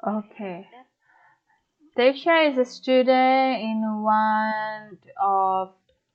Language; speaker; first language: English; non-native, fluent; Indonesian